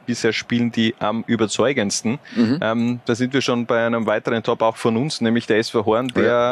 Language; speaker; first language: German; native; German